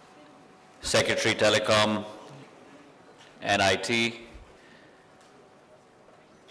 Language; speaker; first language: English; non-native, local second language; Hindi